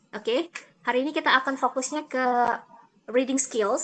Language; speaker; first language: Indonesian; native; Indonesian